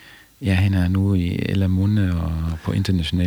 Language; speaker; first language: Danish; non-native, fluent; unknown